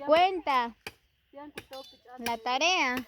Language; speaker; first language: Spanish; native; Spanish